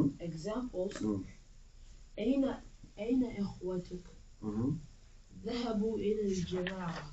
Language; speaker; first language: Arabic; non-native, learner; English